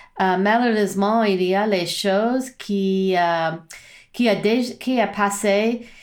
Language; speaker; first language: French; non-native, learner; English